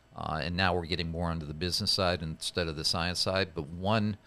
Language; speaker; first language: English; native; English